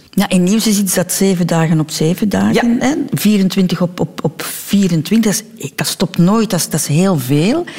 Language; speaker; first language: Dutch; native; Dutch